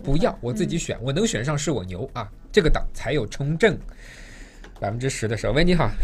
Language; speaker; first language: Chinese; native; Chinese